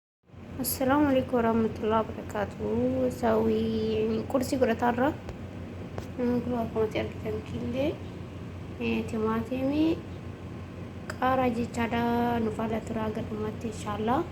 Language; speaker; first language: Arabic; non-native, learner; Oromo